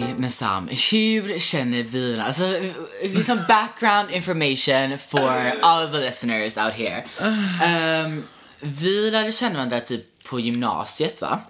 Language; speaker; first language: Swedish; native; Swedish